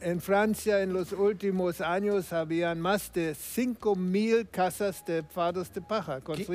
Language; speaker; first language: Spanish; non-native, fluent; German